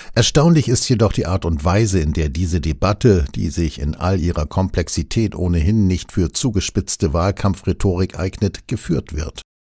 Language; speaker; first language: German; native; German